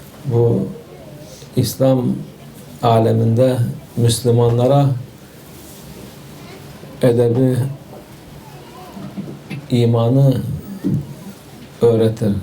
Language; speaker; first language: Turkish; native; Turkish